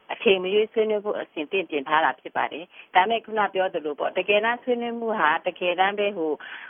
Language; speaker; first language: Burmese; non-native, local second language; Shan